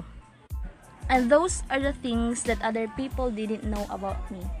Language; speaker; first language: English; non-native, local second language; Cebuano